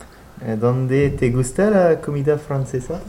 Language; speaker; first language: Spanish; non-native, learner; French